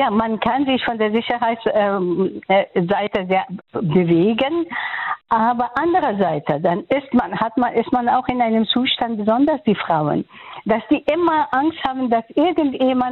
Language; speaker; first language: German; non-native, fluent; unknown